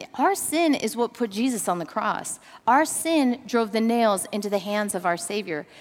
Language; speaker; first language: English; native; English